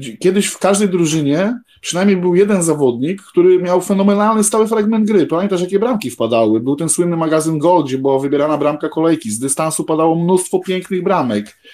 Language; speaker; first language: Polish; native; Polish